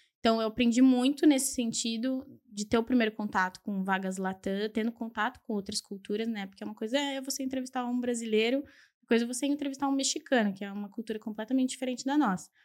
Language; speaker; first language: Portuguese; early bilingual, other home language; Spanish